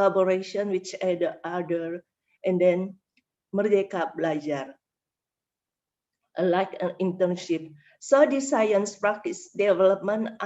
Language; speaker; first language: English; non-native, learner; Indonesian